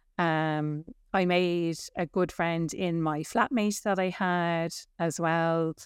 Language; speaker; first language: English; native; English